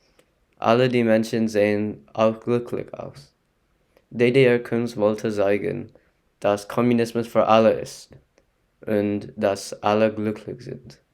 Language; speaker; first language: German; non-native, learner; English